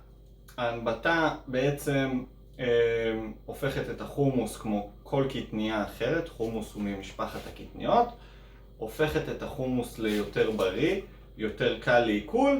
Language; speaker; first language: Hebrew; native; Hebrew